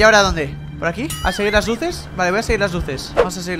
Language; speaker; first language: Spanish; native; Spanish